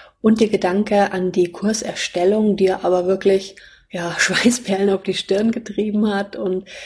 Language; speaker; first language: German; native; German